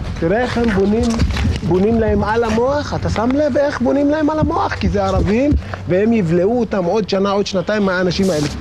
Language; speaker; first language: Hebrew; non-native, local second language; Arabic